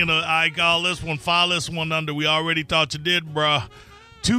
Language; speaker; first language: English; native; English